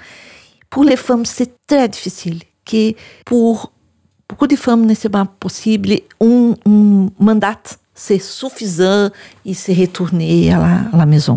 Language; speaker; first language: French; non-native, learner; Portuguese